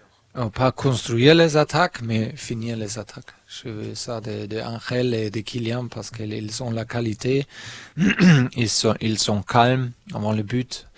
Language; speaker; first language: French; non-native, learner; German